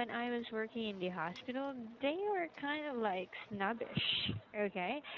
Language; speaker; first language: English; non-native, local second language; Filipino